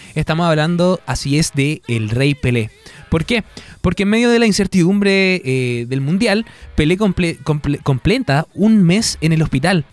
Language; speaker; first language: Spanish; native; Spanish